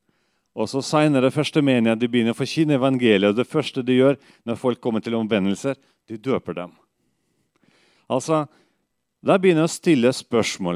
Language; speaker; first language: Norwegian; non-native, fluent; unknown